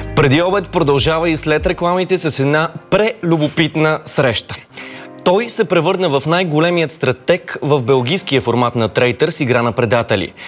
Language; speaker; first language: Bulgarian; native; Bulgarian